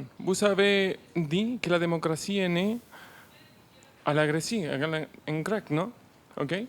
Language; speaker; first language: French; non-native, learner; Spanish